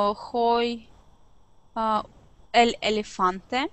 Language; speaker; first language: Spanish; non-native, learner; Russian